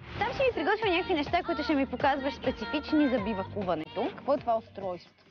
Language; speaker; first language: Bulgarian; native; Bulgarian